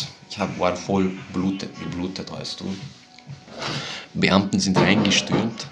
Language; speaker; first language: German; non-native, fluent; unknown